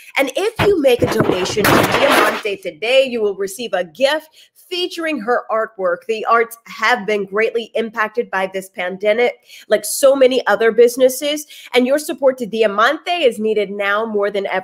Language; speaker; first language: English; native; English